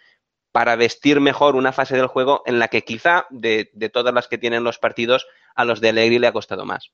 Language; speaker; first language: Spanish; native; Spanish